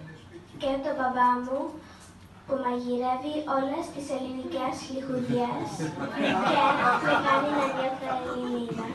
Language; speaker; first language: Greek; early bilingual, heritage; Greek